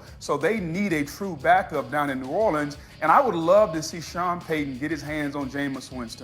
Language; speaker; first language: English; native; English